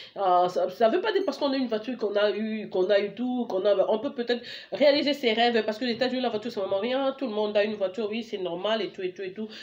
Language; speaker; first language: French; non-native, local second language; Lingala